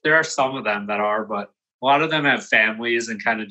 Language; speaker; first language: English; native; English